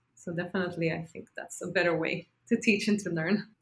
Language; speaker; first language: English; non-native, fluent; Hebrew